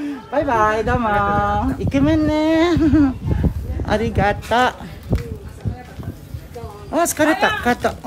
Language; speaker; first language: Japanese; non-native, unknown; Filipino